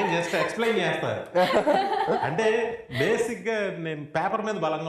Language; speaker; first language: Telugu; native; Telugu